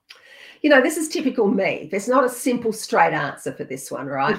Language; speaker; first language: English; native; English